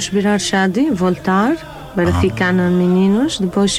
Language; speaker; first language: Portuguese; non-native, learner; Arabic